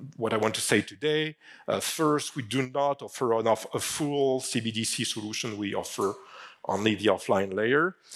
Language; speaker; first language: English; non-native, fluent; French